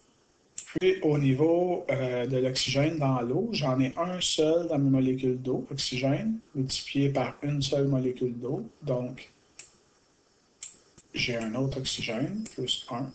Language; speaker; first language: French; native; French